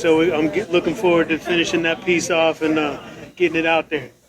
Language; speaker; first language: English; native; English